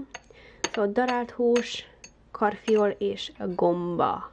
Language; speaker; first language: Hungarian; early bilingual, heritage; Hungarian